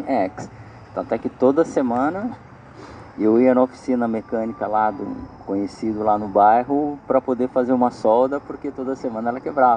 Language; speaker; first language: Portuguese; native; Portuguese